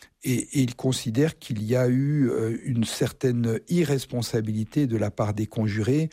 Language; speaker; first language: French; native; French